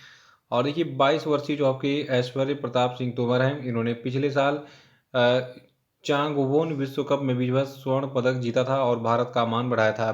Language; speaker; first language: Hindi; native; Hindi